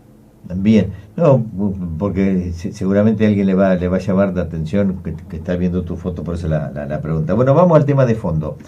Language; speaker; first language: Spanish; native; Spanish